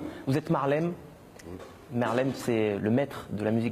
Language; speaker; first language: French; native; French